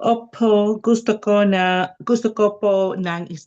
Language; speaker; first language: Filipino; non-native, learner; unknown